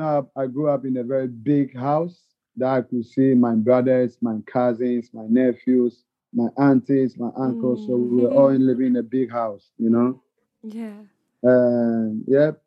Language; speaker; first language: English; non-native, local second language; Ga